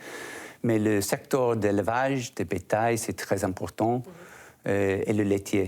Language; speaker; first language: French; non-native, fluent; English